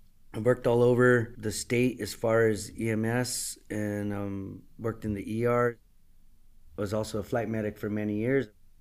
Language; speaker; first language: English; native; English